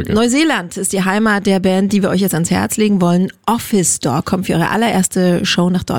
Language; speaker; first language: German; native; German